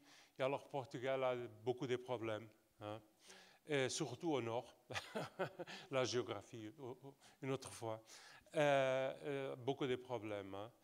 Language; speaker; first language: French; non-native, fluent; Portuguese